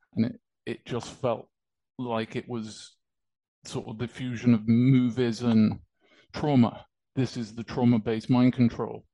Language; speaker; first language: English; native; English